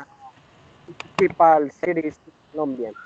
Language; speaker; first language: English; non-native, learner; Spanish